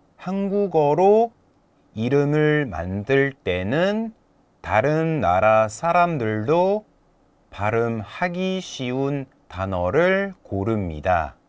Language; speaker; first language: Korean; non-native, fluent; French